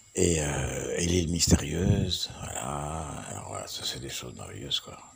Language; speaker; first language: French; native; French